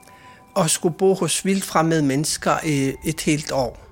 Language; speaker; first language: Swedish; non-native, fluent; Kalaallisut